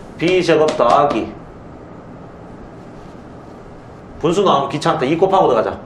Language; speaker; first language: Korean; native; Korean